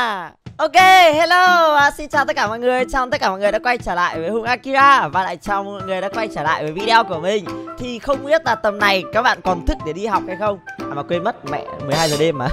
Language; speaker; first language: Vietnamese; native; Vietnamese